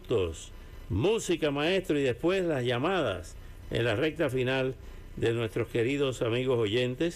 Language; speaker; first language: Spanish; native; Spanish